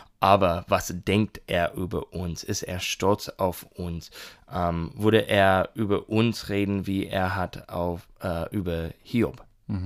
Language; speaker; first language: German; non-native, learner; English